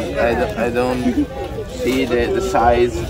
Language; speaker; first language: English; non-native, learner; Italian